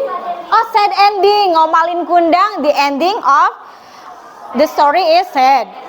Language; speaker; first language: English; non-native, fluent; Indonesian